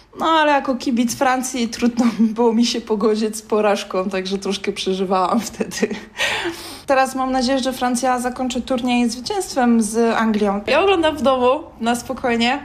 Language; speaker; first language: Polish; non-native, fluent; French